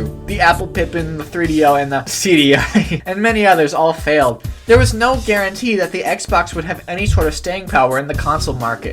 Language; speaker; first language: English; native; English